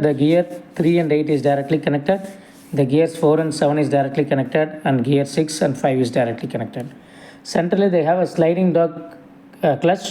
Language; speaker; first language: English; non-native, local second language; Tamil